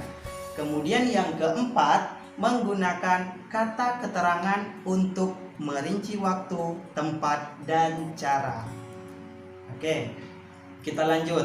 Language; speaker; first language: Indonesian; native; Indonesian